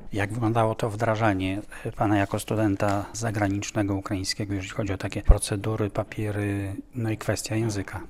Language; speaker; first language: Polish; native; Polish